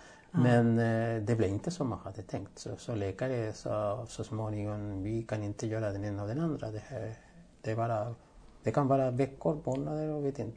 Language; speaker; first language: Swedish; non-native, fluent; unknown